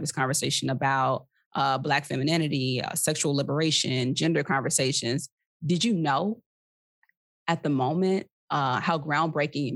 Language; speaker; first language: English; native; English